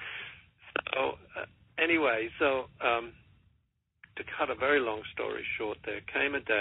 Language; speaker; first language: English; native; English